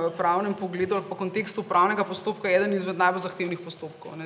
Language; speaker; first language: Slovenian; native; Slovenian